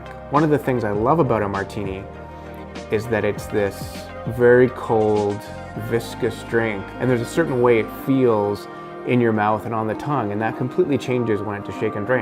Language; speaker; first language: English; native; English